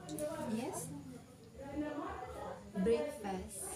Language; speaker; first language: English; non-native, fluent; Indonesian